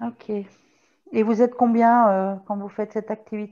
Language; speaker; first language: French; native; French